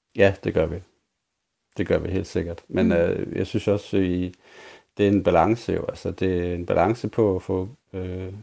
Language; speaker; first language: Danish; native; Danish